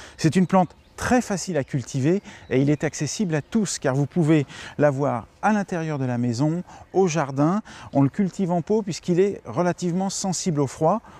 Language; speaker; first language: French; native; French